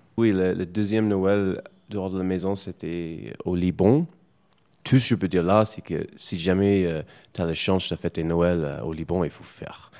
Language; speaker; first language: French; non-native, fluent; English